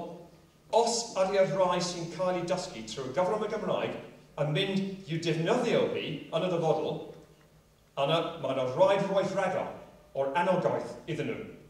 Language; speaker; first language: Welsh; non-native, local second language; English